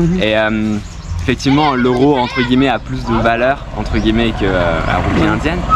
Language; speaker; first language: French; native; French